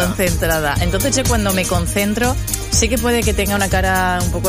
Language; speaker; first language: Spanish; native; Spanish